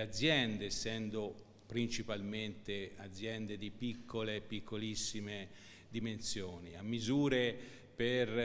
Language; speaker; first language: Italian; native; Italian